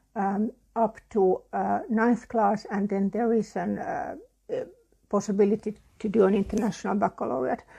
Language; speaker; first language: English; non-native, fluent; Finnish